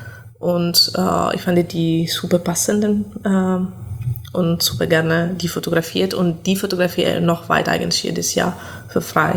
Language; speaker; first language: German; non-native, fluent; Italian